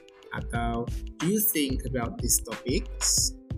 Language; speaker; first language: English; non-native, fluent; Indonesian